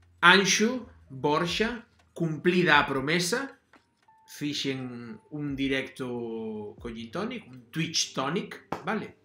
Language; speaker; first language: Galician; non-native, local second language; Spanish